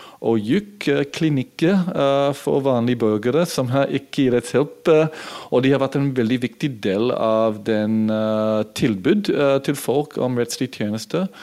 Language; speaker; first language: Norwegian; non-native, fluent; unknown